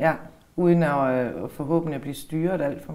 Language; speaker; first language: Danish; native; Danish